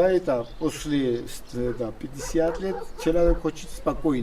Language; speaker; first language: Russian; non-native, local second language; Svan